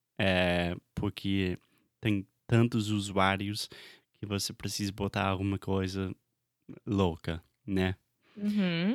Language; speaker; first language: Portuguese; non-native, fluent; English